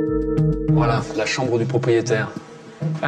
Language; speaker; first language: French; native; French